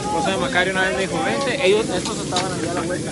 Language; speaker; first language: Spanish; native; Spanish